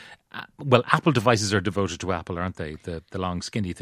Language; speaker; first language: English; native; English